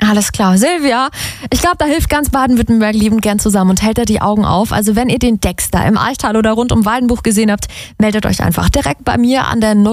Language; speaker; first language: German; native; German